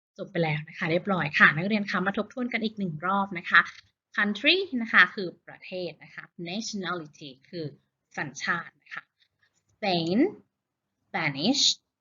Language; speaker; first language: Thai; native; Thai